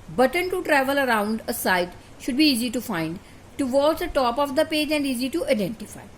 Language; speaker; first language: English; non-native, local second language; Punjabi